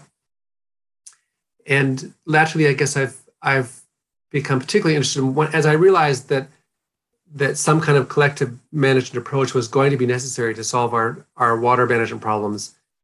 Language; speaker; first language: English; native; English